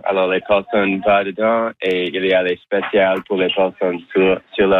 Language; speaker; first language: French; non-native, local second language; English